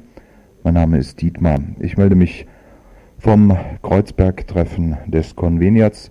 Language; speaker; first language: German; native; German